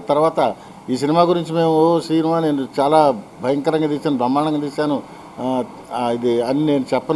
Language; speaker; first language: Telugu; native; Telugu